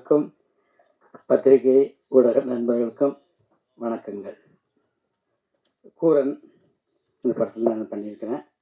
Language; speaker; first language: Tamil; native; Tamil